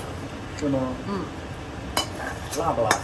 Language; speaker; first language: Chinese; native; Chinese